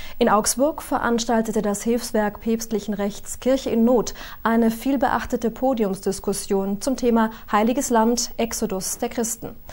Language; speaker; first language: German; native; German